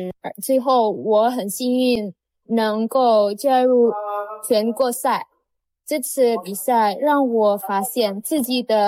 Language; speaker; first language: Chinese; non-native, fluent; Indonesian